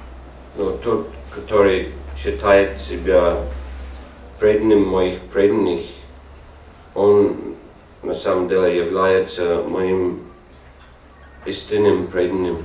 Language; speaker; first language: Russian; non-native, learner; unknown